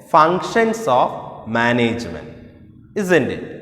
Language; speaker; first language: English; non-native, local second language; Malayalam